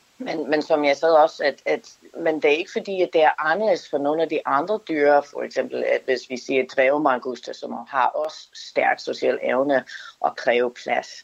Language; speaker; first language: Danish; non-native, fluent; English